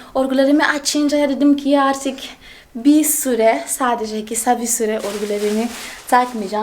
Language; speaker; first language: Turkish; non-native, fluent; Portuguese